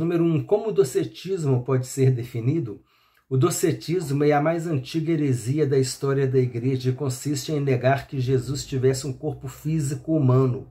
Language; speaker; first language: Portuguese; native; Portuguese